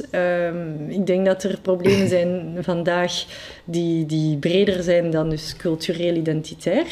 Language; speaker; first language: Dutch; non-native, fluent; French